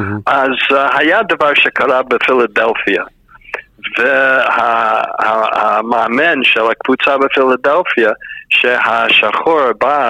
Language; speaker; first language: Hebrew; non-native, fluent; English